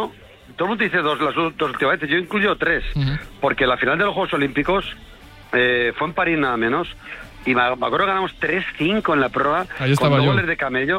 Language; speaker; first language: Spanish; native; Spanish